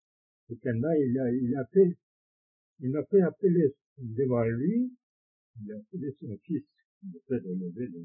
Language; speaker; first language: French; non-native, fluent; Korean